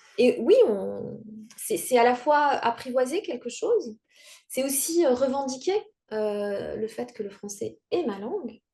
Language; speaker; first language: French; non-native, local second language; Kinyarwanda